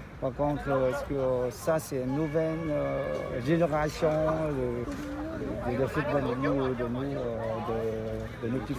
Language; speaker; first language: French; non-native, learner; Vietnamese